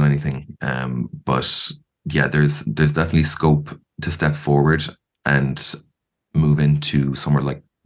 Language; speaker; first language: English; native; English